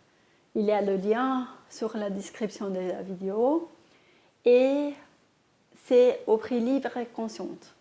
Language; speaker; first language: French; non-native, fluent; Portuguese